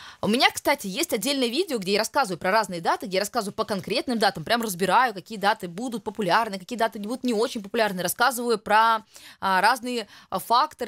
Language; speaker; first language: Russian; native; Russian